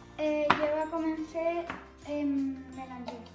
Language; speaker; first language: French; non-native, learner; Spanish